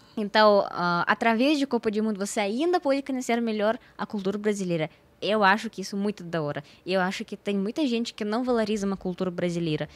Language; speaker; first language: Portuguese; non-native, fluent; Russian